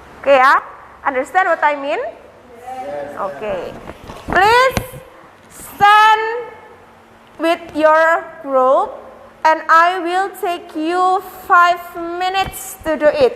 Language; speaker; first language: English; non-native, learner; Indonesian